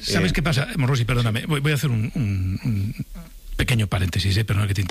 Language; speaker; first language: Spanish; native; Spanish